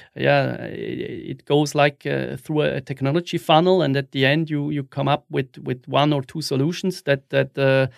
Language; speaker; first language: English; non-native, fluent; German